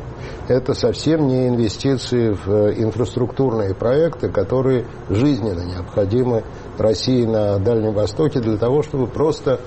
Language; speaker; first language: Russian; native; Russian